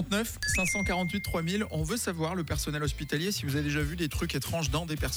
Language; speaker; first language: French; native; French